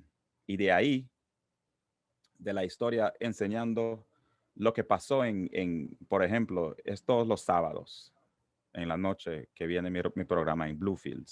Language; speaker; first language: Spanish; non-native, local second language; English